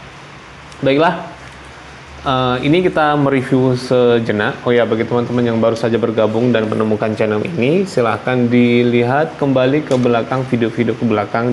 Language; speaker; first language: Indonesian; non-native, local second language; Javanese